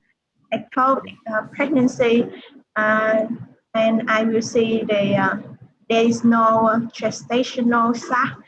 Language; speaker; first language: English; non-native, learner; Vietnamese